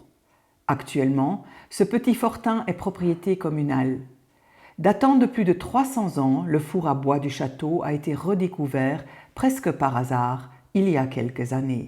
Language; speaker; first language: French; native; French